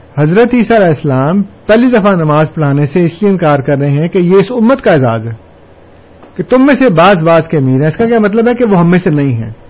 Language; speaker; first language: Urdu; non-native, local second language; Punjabi